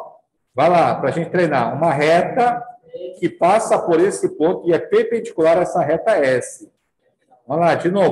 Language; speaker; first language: Portuguese; native; Portuguese